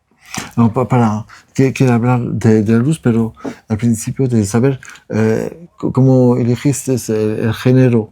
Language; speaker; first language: Spanish; non-native, learner; French